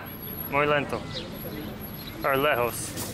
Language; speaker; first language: Spanish; non-native, learner; English